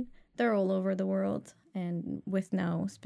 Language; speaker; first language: English; non-native, fluent; Arabic